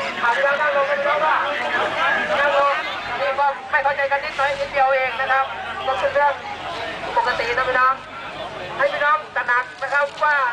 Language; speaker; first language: Thai; native; Thai